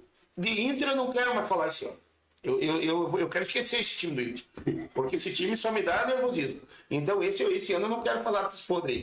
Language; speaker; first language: Portuguese; native; Portuguese